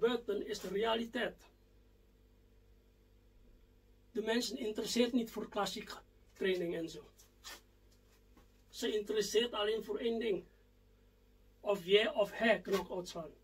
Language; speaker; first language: Dutch; non-native, fluent; Indonesian